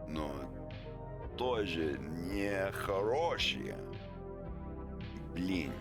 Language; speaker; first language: Russian; non-native, learner; English